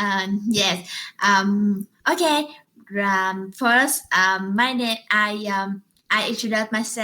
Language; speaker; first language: English; non-native, learner; Vietnamese